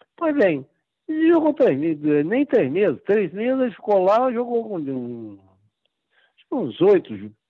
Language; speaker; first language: Portuguese; native; Portuguese